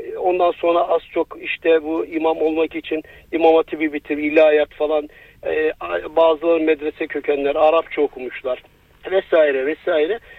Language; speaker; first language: Turkish; native; Turkish